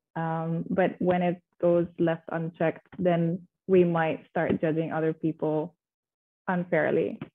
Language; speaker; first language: English; non-native, fluent; Indonesian